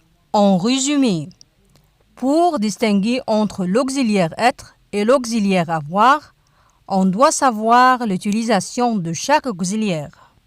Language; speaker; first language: French; non-native, fluent; Arabic